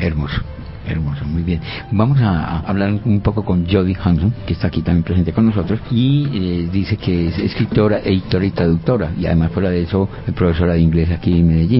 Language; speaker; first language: Spanish; native; Spanish